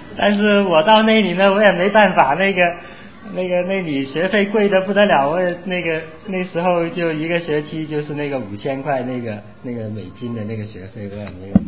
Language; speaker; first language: Chinese; non-native, local second language; Cantonese